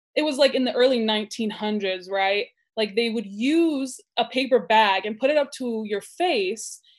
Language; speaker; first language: English; native; English